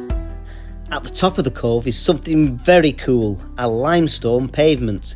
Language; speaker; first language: English; native; English